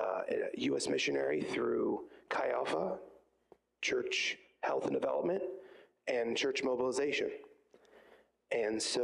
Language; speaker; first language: English; native; English